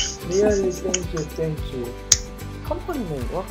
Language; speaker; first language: English; non-native, learner; Korean